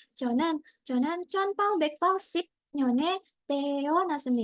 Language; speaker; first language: Korean; non-native, learner; Indonesian